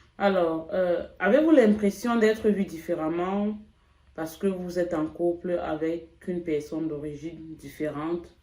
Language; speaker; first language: French; native; French